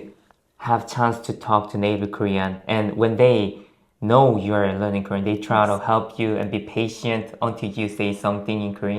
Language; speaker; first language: English; non-native, fluent; Korean